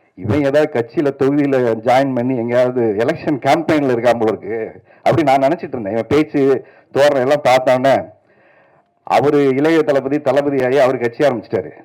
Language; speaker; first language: Tamil; native; Tamil